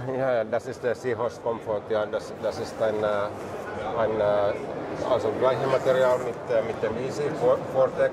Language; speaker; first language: German; non-native, fluent; Finnish